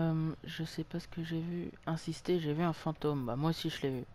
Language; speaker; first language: French; native; French